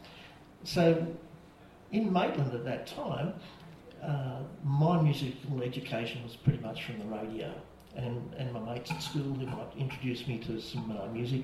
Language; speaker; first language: English; native; English